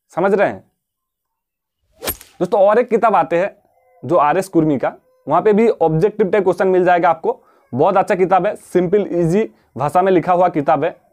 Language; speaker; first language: Hindi; non-native, local second language; Bangla